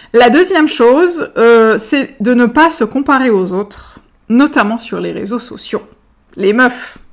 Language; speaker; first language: French; native; French